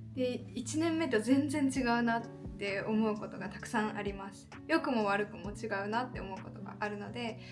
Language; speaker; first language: Japanese; native; Japanese